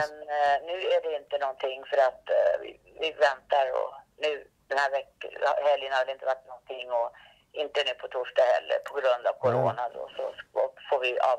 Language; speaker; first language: Swedish; native; Swedish